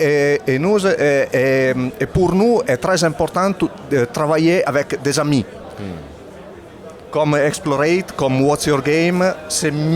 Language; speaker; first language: French; non-native, learner; Italian